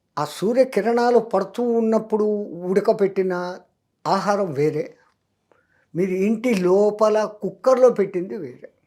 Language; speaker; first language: Telugu; non-native, local second language; Hindi